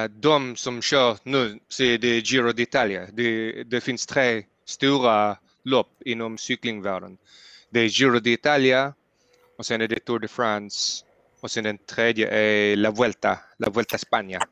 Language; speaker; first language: Swedish; early bilingual, heritage; Swedish